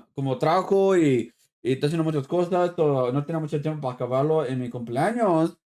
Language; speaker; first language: Spanish; early bilingual, heritage; Spanish